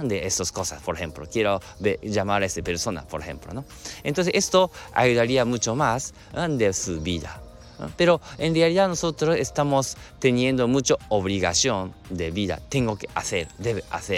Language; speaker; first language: Spanish; non-native, learner; Japanese